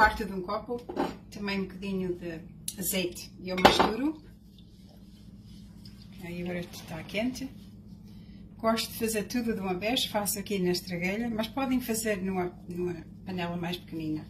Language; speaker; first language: Portuguese; early bilingual, heritage; Portuguese